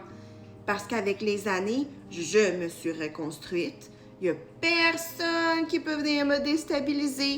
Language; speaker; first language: French; native; French